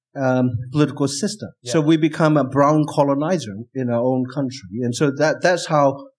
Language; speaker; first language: English; non-native, fluent; Burmese